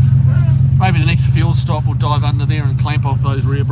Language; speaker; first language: English; native; English